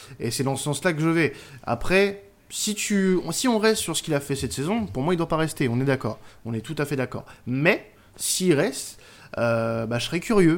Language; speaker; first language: French; native; French